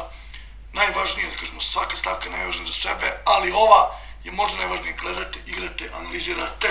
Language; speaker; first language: Serbian; native; Serbian